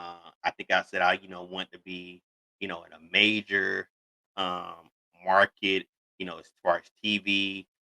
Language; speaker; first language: English; native; English